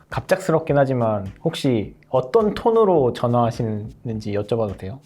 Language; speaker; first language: Korean; native; Korean